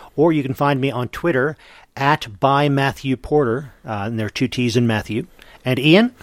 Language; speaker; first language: English; native; English